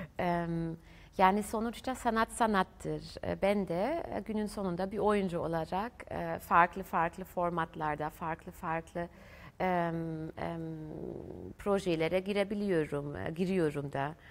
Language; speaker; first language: Turkish; early bilingual, heritage; German